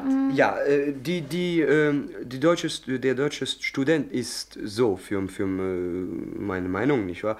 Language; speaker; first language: German; non-native, learner; French